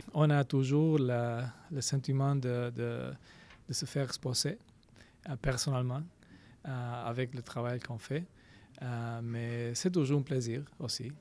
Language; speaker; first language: French; non-native, fluent; Spanish